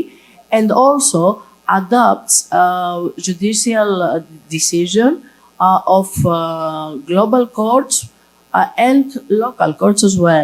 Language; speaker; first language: English; non-native, fluent; Greek